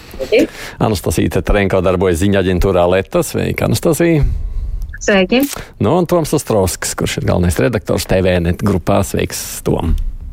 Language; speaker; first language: Latvian; native; Latvian